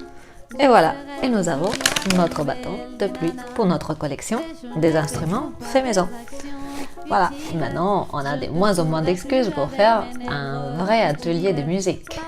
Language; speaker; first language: French; non-native, fluent; Spanish